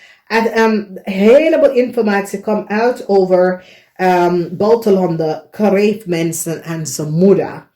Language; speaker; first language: Dutch; non-native, learner; English